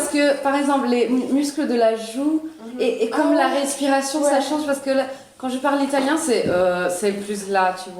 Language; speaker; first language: French; early bilingual, other home language; Italian